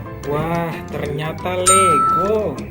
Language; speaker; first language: Malay; native; Malay